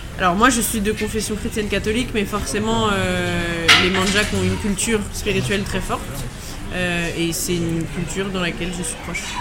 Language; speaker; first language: French; early bilingual, other home language; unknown